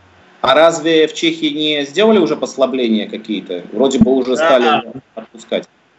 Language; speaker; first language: Russian; native; Russian